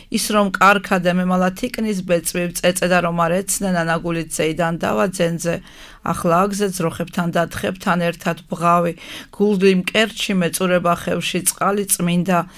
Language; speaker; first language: Georgian; native; Georgian